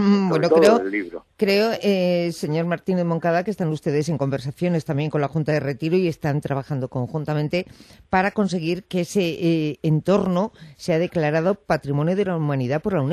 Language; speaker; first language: Spanish; native; Spanish